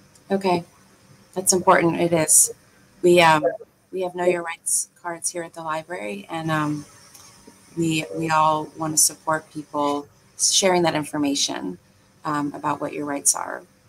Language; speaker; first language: English; native; English